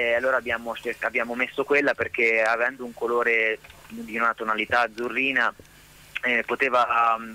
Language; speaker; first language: Italian; native; Italian